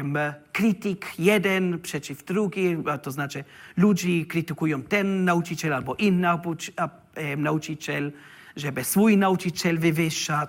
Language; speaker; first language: Polish; non-native, learner; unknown